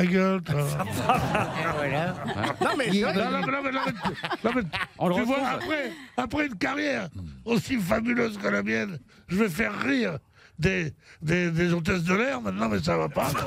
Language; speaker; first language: French; native; French